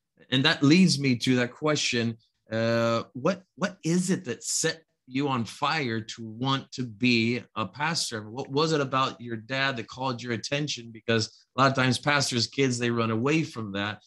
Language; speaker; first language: English; early bilingual, other home language; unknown